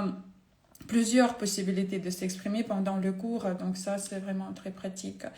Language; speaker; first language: French; non-native, fluent; Ukrainian